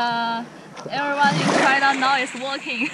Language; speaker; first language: English; non-native, learner; Chinese